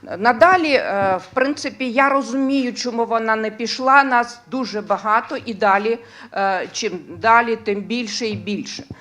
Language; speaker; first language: Ukrainian; non-native, local second language; Russian